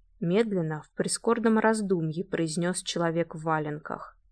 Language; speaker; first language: Russian; native; Russian